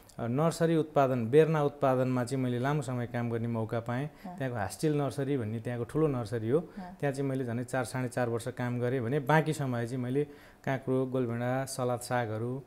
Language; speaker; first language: Nepali; native; Nepali